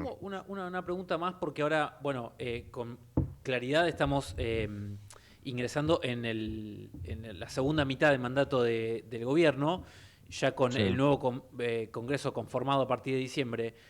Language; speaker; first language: Spanish; native; Spanish